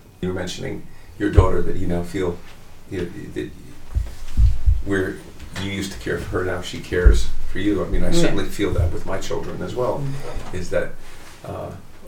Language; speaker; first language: English; native; English